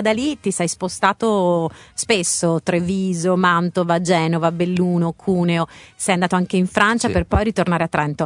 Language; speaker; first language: Italian; native; Italian